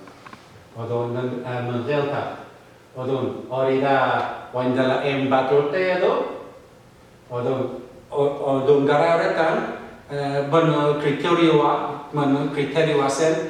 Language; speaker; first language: Basque; non-native, fluent; English